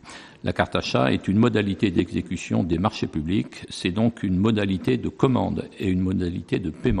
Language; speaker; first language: French; native; French